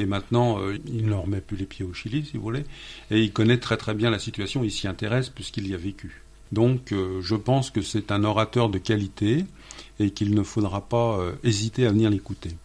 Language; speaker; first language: French; native; French